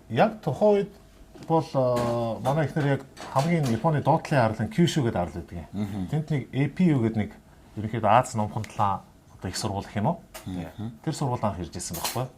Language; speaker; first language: Mongolian; native; Mongolian